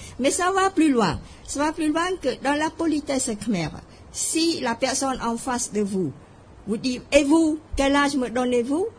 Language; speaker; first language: French; non-native, fluent; Khmer